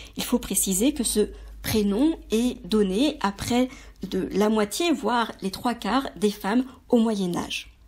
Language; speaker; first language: French; native; French